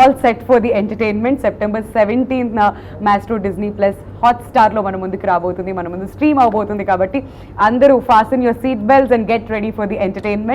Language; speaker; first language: Telugu; native; Telugu